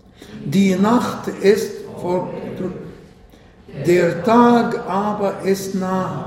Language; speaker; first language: German; non-native, fluent; Arabic